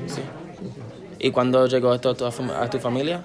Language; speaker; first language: Spanish; early bilingual, heritage; Spanish